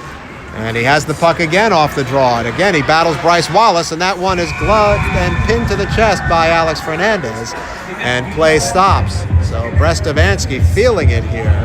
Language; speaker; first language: English; native; English